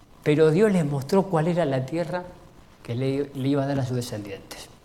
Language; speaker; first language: Spanish; native; Spanish